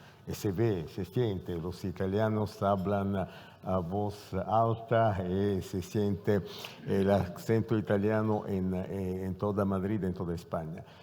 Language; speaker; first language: Spanish; non-native, fluent; Italian